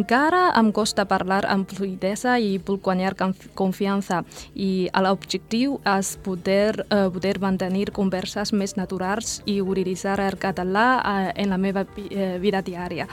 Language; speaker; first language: Catalan; non-native, learner; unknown